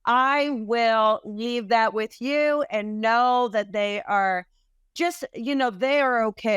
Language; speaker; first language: English; native; English